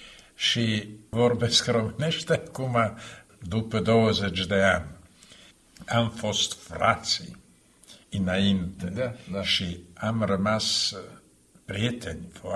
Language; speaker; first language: Romanian; non-native, fluent; Slovak